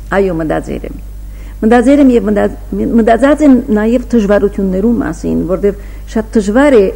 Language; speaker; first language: Armenian; early bilingual, heritage; Armenian